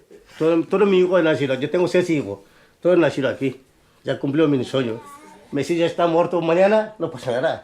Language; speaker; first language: Spanish; non-native, learner; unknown